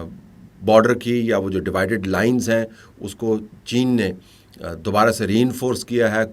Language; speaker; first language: Urdu; native; Urdu